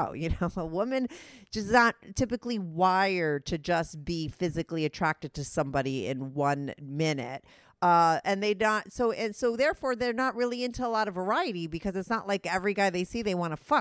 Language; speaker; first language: English; native; English